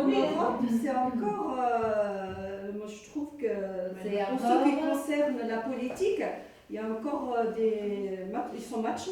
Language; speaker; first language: French; early bilingual, other home language; Arabic